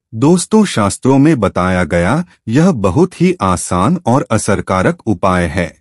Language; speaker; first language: Hindi; native; Hindi